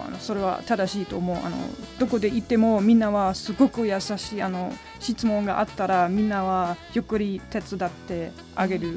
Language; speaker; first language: Japanese; non-native, learner; German